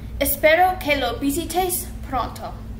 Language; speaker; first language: Spanish; non-native, learner; English